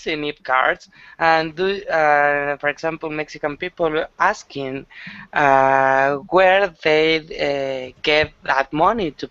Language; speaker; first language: English; non-native, learner; Spanish